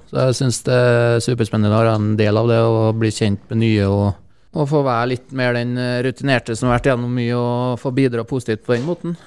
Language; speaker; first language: Norwegian; native; Norwegian